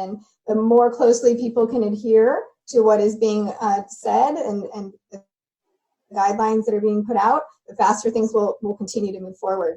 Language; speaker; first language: English; native; English